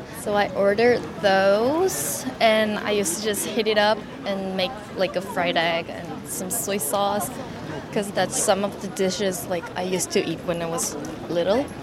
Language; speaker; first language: English; early bilingual, other home language; Korean